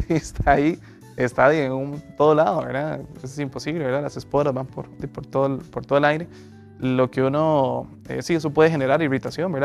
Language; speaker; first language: Spanish; native; Spanish